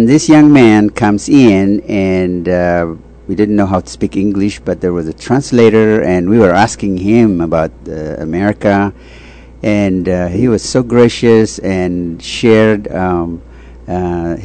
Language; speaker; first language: English; non-native, fluent; Tigrinya